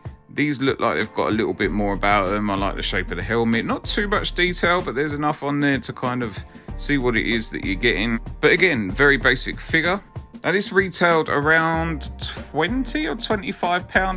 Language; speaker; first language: English; native; English